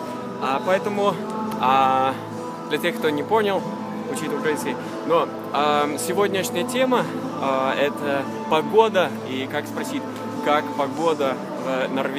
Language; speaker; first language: Russian; non-native, fluent; Norwegian